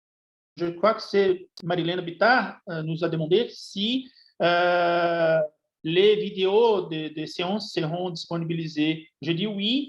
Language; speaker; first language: French; non-native, fluent; Portuguese